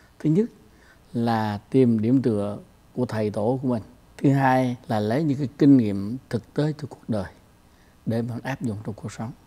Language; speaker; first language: Vietnamese; native; Vietnamese